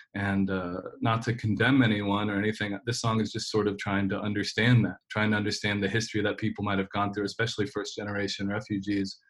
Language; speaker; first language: English; native; English